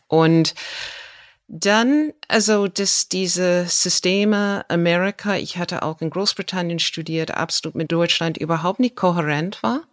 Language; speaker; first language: German; non-native, fluent; English